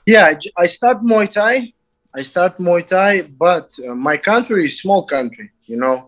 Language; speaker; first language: English; non-native, learner; Azerbaijani